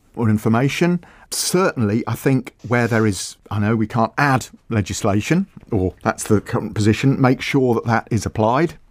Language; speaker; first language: English; native; English